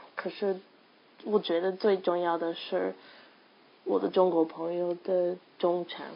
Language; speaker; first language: Chinese; non-native, learner; English